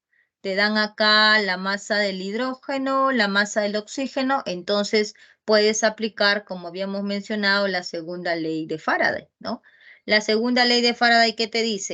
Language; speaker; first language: Spanish; native; Spanish